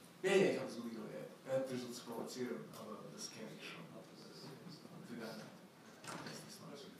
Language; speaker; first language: German; non-native, fluent; Ukrainian